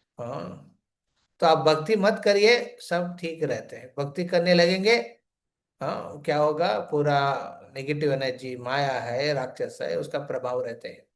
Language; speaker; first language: Hindi; non-native, local second language; Telugu